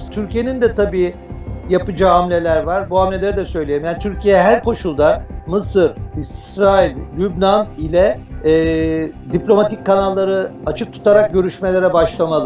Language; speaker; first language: Turkish; native; Turkish